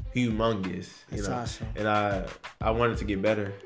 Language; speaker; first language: English; native; English